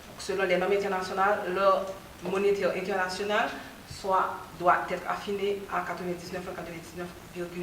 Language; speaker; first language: French; non-native, local second language; Haitian Creole